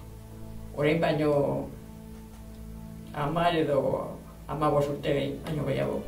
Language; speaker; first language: Basque; non-native, learner; Spanish